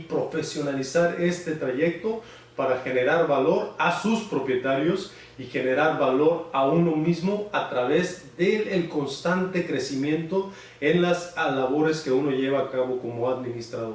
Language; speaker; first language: Spanish; native; Spanish